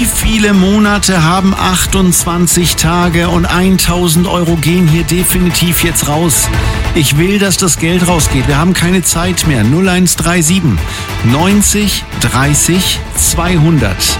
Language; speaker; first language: German; native; German